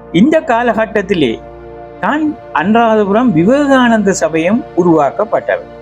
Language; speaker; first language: Tamil; native; Tamil